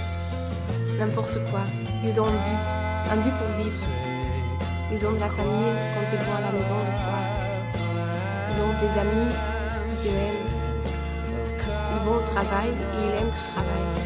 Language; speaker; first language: French; non-native, learner; Dutch